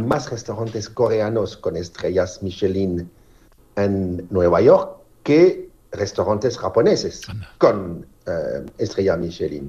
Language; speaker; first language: Spanish; non-native, fluent; French